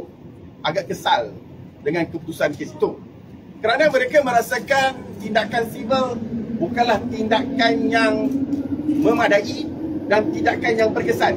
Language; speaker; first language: Malay; native; Malay